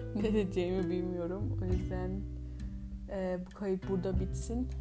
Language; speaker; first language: Turkish; early bilingual, heritage; Turkish